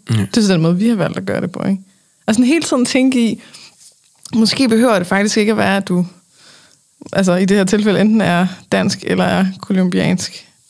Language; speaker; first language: Danish; native; Danish